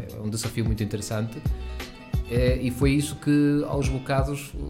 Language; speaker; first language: Portuguese; early bilingual, heritage; Spanish